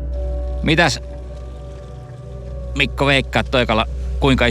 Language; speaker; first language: Finnish; native; Finnish